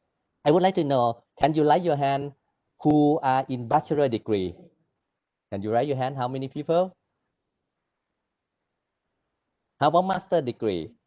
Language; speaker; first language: English; non-native, learner; Thai